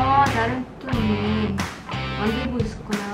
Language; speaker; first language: Korean; non-native, fluent; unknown